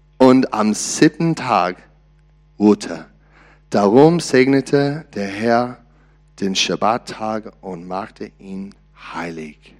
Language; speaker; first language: German; non-native, learner; English